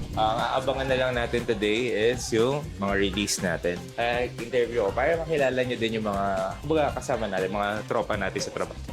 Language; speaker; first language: Filipino; native; Filipino